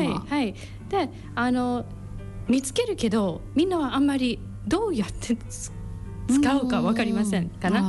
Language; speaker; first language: Japanese; non-native, learner; English